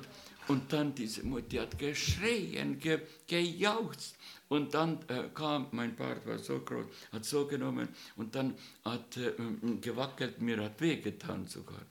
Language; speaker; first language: German; non-native, fluent; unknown